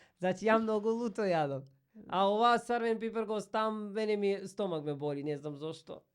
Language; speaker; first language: Macedonian; non-native, fluent; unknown